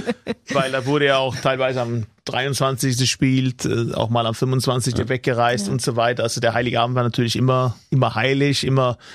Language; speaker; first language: German; non-native, fluent; Swedish